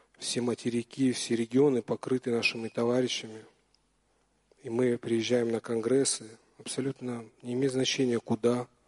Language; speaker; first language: Russian; native; Russian